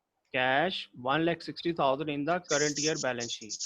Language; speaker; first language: English; non-native, local second language; Hindi